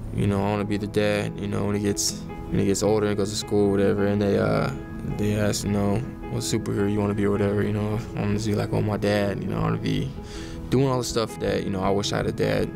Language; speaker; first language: English; native; English